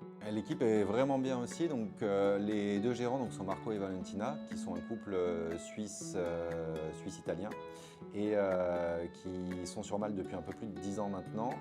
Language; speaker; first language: French; native; French